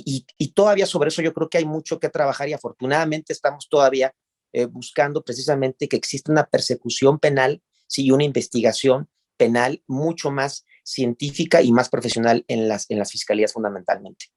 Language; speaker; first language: Spanish; native; Spanish